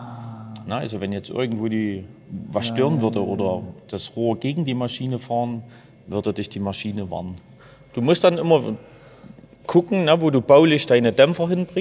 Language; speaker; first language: German; native; German